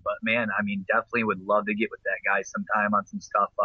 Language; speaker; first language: English; native; English